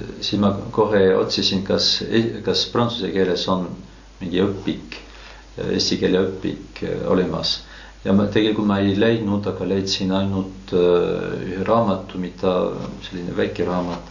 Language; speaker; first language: Estonian; non-native, fluent; French